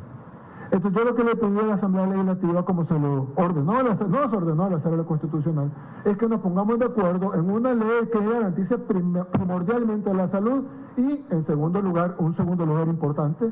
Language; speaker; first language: Spanish; native; Spanish